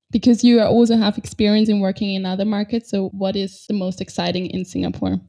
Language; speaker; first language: English; non-native, fluent; German